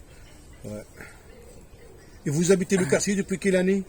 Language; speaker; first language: French; native; French